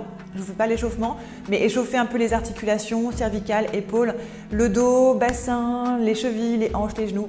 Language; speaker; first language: French; native; French